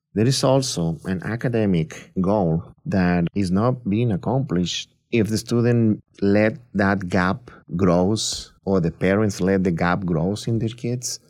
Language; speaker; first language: English; non-native, fluent; Spanish